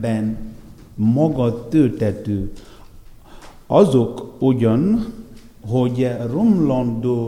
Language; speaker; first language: Hungarian; non-native, fluent; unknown